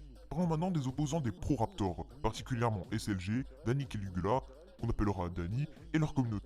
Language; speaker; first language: French; native; French